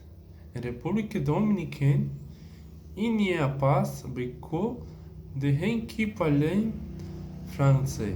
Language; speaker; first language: French; non-native, learner; Spanish